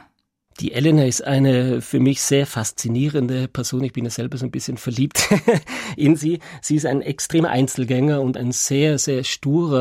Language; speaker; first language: German; native; German